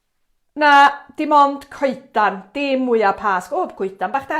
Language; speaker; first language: Welsh; native; Welsh